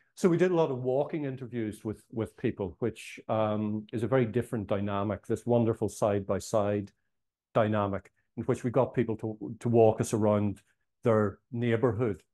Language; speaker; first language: English; native; English